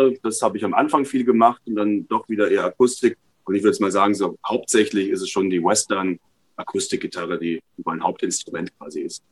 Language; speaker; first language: German; native; German